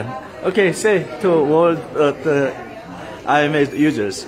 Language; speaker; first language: English; non-native, learner; Korean